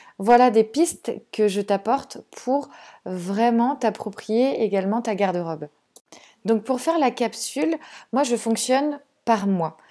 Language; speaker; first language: French; native; French